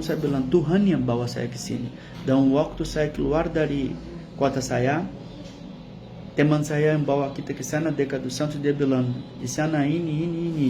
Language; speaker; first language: Indonesian; non-native, learner; Portuguese